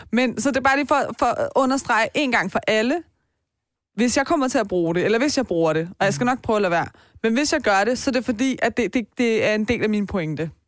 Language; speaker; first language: Danish; early bilingual, other home language; Persian